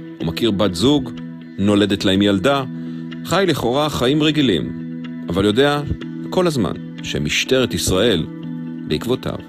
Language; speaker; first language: Hebrew; native; Hebrew